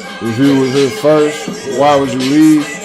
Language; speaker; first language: English; native; English